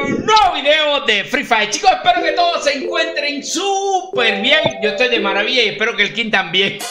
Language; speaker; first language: Spanish; native; Spanish